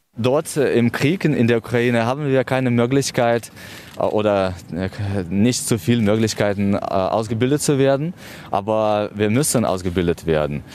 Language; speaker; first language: German; non-native, fluent; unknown